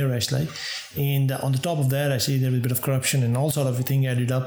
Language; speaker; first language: English; non-native, local second language; Urdu